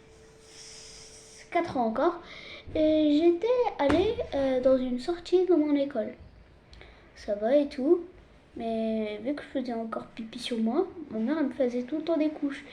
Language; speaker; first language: French; early bilingual, other home language; Arabic